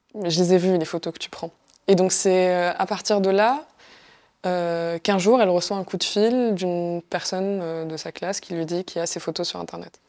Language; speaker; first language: French; non-native, local second language; Arabic